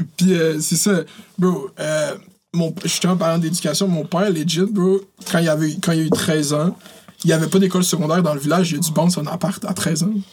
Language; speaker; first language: French; early bilingual, other home language; Arabic